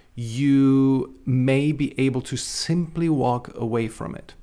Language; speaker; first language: English; non-native, fluent; Czech